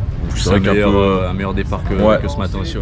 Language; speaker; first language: French; native; French